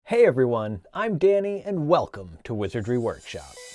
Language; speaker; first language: English; native; English